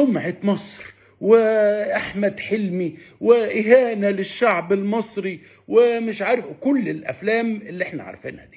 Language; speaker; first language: Arabic; native; Arabic